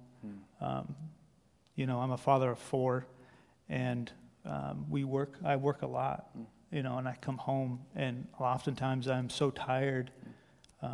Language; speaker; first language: English; native; English